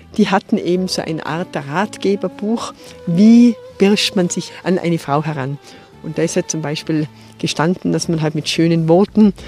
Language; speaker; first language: German; native; German